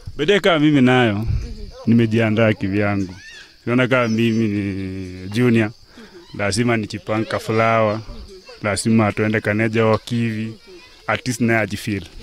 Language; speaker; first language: Swahili; non-native, local second language; Gusii